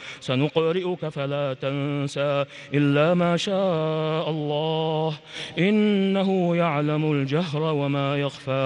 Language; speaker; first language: Arabic; native; Arabic